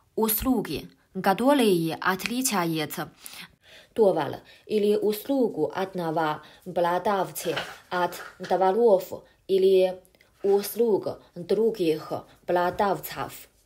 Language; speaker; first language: Russian; non-native, learner; Chinese